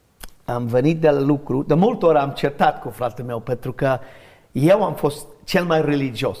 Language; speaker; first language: Romanian; non-native, learner; English